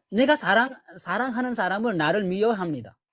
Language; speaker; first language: Korean; non-native, learner; Nepali